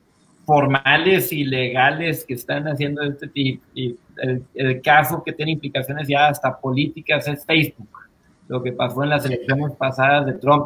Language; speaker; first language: Spanish; native; Spanish